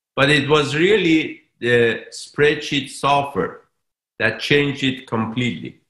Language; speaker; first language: English; non-native, fluent; Persian